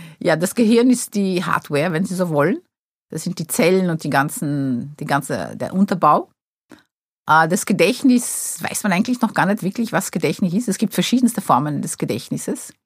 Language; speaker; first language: German; non-native, fluent; Portuguese